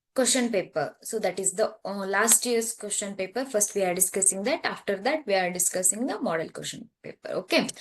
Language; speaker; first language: English; non-native, local second language; Kannada